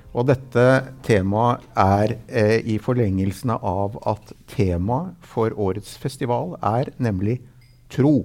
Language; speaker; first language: Norwegian; native; Norwegian